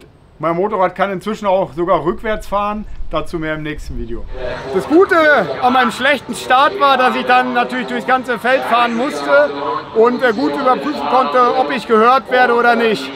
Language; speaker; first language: German; native; German